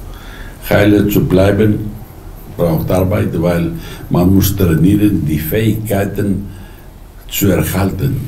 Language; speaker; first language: German; non-native, fluent; Greek